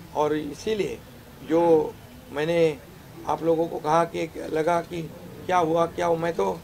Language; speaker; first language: Hindi; non-native, local second language; Marathi